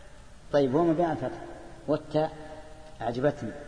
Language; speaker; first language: Arabic; native; Arabic